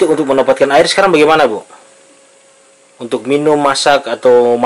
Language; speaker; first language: Indonesian; native; Indonesian